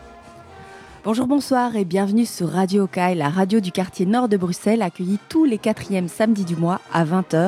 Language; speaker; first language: French; native; French